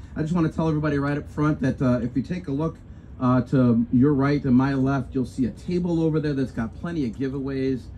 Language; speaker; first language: English; native; English